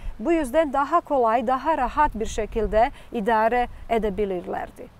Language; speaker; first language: Turkish; non-native, fluent; Serbian